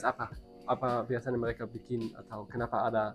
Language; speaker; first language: Indonesian; non-native, learner; German